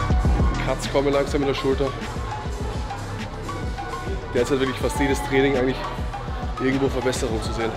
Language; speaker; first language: German; native; German